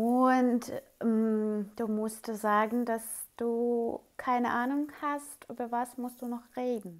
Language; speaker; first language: German; non-native, fluent; Russian